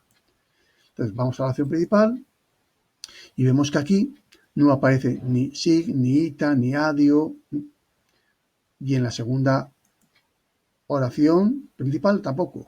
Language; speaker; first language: Spanish; native; Spanish